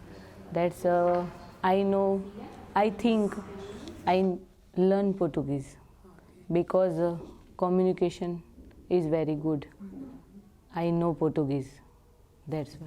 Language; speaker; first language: English; non-native, learner; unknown